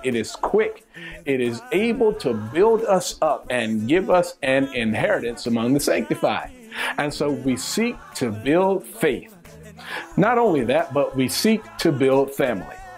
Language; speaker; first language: English; native; English